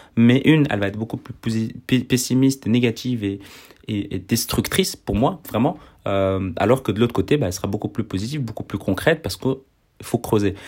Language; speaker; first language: French; native; French